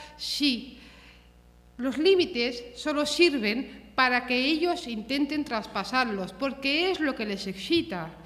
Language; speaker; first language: Spanish; early bilingual, other home language; Romanian